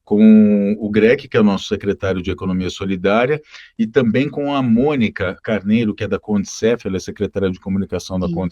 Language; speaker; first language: Portuguese; native; Portuguese